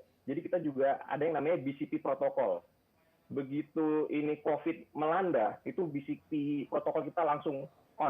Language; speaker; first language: Indonesian; native; Indonesian